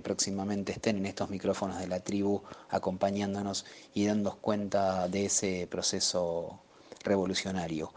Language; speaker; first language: Spanish; native; Spanish